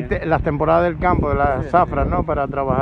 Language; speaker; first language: Spanish; native; Spanish